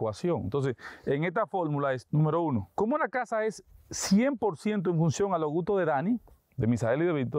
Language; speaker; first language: Spanish; native; Spanish